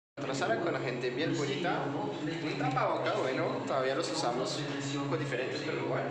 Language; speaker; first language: Spanish; non-native, fluent; French